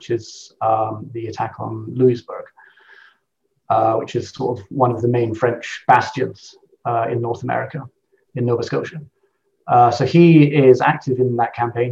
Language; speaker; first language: English; native; English